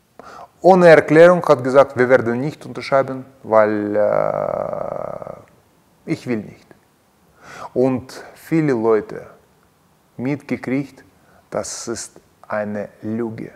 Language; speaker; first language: German; non-native, learner; Russian